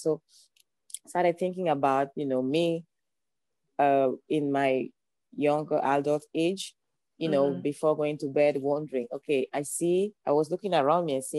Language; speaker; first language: English; non-native, local second language; French